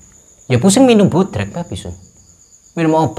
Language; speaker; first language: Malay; non-native, local second language; Javanese